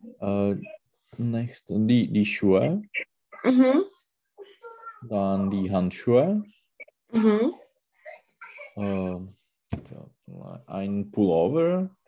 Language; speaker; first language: German; non-native, learner; Czech